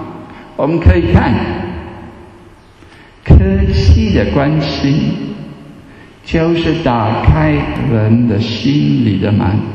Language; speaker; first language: Chinese; non-native, fluent; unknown